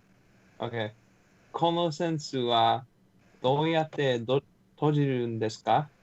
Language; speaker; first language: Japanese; non-native, learner; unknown